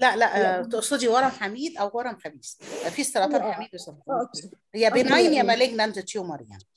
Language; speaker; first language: Arabic; native; Arabic